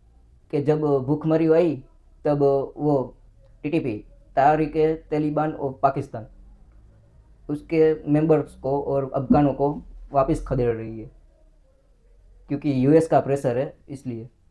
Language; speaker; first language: Hindi; non-native, local second language; Gujarati